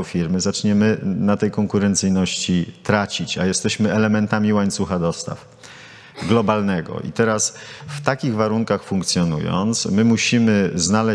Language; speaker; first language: Polish; native; Polish